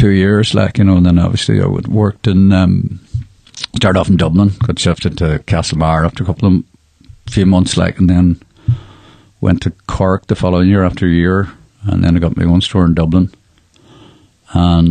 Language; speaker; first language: English; native; English